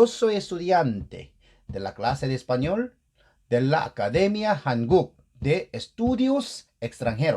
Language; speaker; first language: Spanish; non-native, fluent; Korean